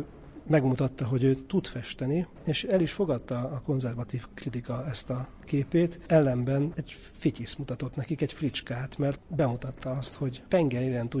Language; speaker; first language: Hungarian; native; Hungarian